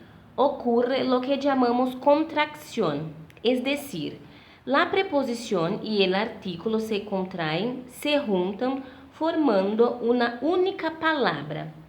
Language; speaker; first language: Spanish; non-native, fluent; Portuguese